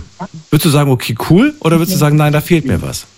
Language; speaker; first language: German; native; German